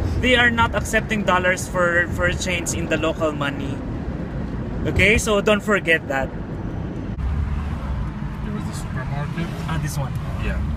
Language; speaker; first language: English; non-native, local second language; Filipino